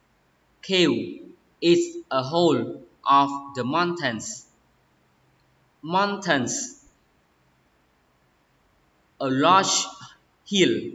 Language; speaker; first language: English; non-native, learner; Khmer